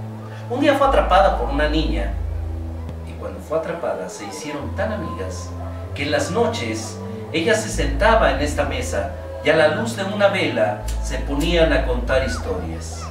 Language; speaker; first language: Spanish; native; Spanish